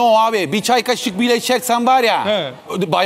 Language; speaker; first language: Turkish; non-native, fluent; Italian